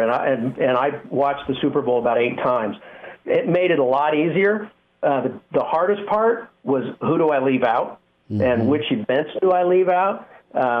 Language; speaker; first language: English; native; English